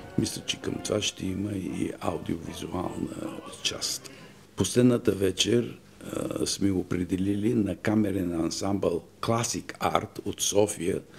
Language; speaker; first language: Bulgarian; native; Bulgarian